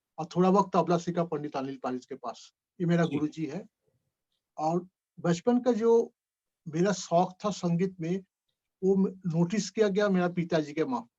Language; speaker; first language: Hindi; non-native, local second language; Bangla